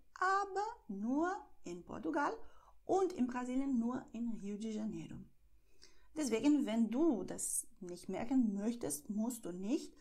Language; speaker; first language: German; non-native, fluent; Portuguese